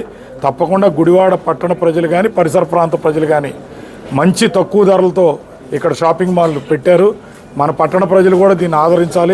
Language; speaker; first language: Telugu; native; Telugu